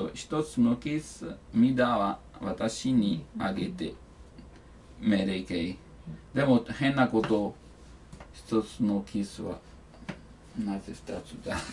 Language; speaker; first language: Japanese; non-native, learner; Italian